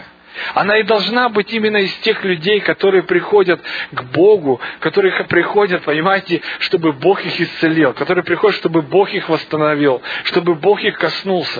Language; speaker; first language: Russian; native; Russian